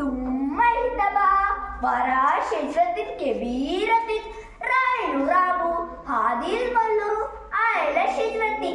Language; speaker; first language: Arabic; non-native, learner; Malayalam